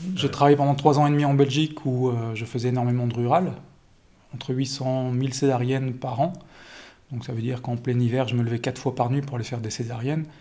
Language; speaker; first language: French; native; French